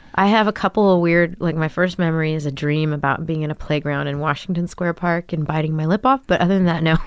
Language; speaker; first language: English; native; English